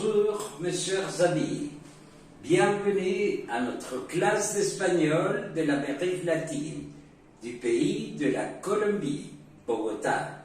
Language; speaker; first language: French; non-native, fluent; Spanish